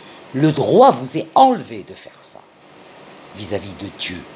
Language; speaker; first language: French; non-native, local second language; Arabic